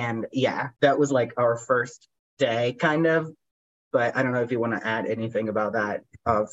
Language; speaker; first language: English; non-native, fluent; Spanish